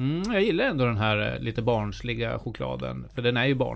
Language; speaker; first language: Swedish; native; Swedish